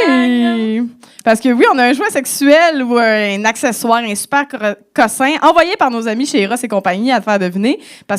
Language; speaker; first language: French; native; French